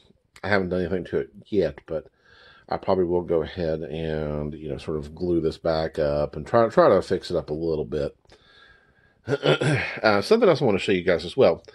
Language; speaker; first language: English; native; English